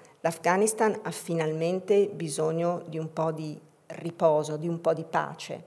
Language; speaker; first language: Italian; native; Italian